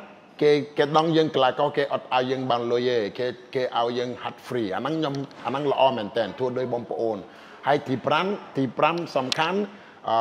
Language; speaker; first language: Khmer; non-native, fluent; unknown